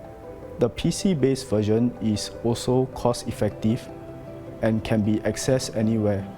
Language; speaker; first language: English; non-native, local second language; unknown